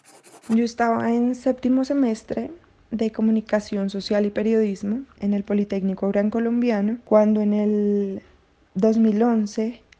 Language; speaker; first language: Spanish; native; Spanish